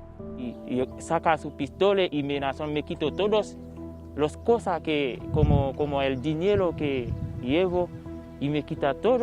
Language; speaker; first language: Spanish; non-native, learner; Haitian Creole